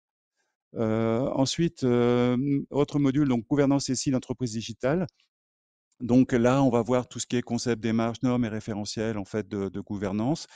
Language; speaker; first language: French; native; French